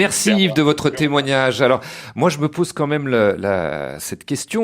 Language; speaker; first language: French; native; French